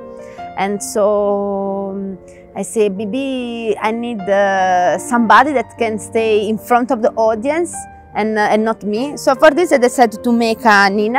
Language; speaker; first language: English; non-native, learner; Italian